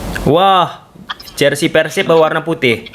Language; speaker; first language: Indonesian; native; Indonesian